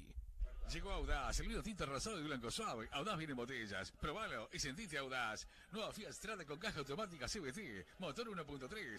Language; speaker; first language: Spanish; native; Spanish